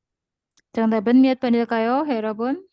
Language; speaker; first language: Korean; non-native, fluent; Indonesian